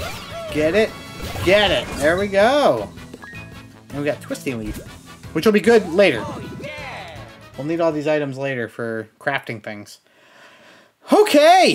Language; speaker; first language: English; native; English